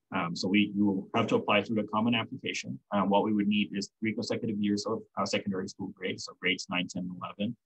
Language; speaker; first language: English; non-native, local second language; Filipino